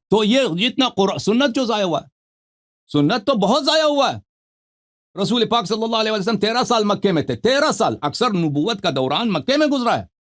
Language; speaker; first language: Urdu; non-native, fluent; Persian